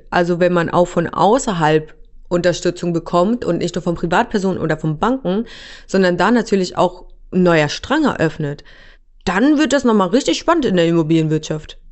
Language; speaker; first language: German; native; German